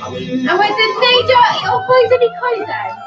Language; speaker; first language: Welsh; non-native, learner; English